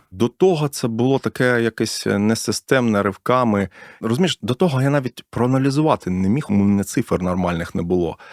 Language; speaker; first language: Ukrainian; non-native, local second language; Russian